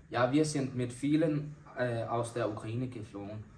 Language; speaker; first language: German; non-native, learner; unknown